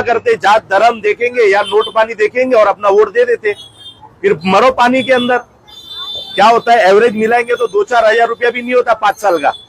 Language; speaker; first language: Hindi; non-native, local second language; Marathi